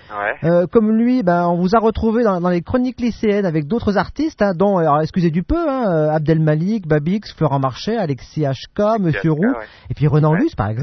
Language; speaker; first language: French; native; French